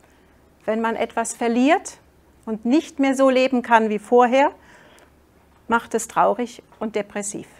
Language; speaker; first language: German; non-native, fluent; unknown